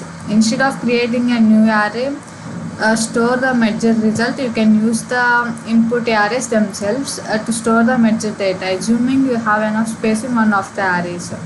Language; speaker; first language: English; non-native, local second language; Telugu